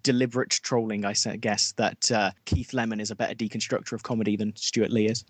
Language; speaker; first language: English; native; English